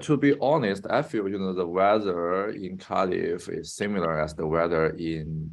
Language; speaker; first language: English; non-native, fluent; Chinese